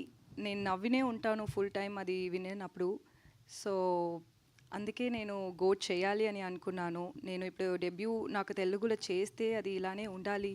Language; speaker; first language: Telugu; non-native, learner; Tamil